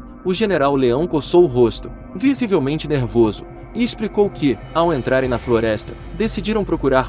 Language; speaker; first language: Portuguese; native; Portuguese